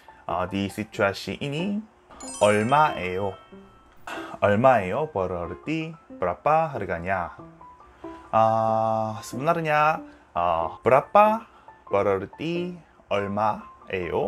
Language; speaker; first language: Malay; non-native, learner; Korean